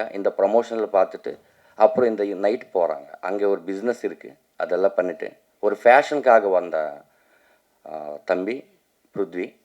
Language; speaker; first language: Tamil; non-native, learner; Telugu